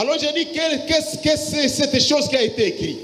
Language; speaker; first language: French; non-native, local second language; Lingala